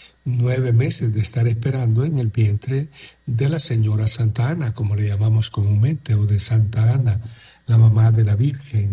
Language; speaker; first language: Spanish; native; Spanish